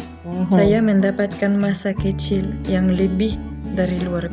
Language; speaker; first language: Indonesian; non-native, fluent; French